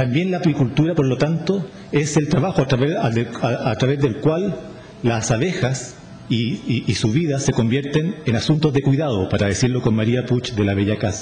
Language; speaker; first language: Spanish; native; Spanish